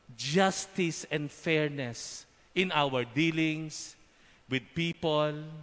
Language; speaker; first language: English; non-native, local second language; Filipino